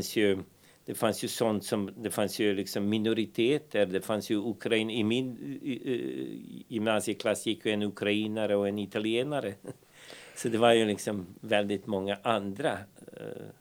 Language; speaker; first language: Swedish; non-native, fluent; Bosnian